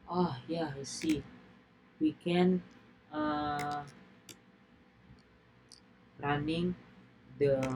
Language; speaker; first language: English; non-native, learner; Indonesian